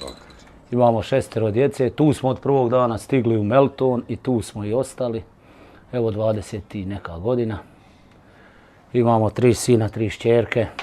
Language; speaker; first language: Bosnian; native; Bosnian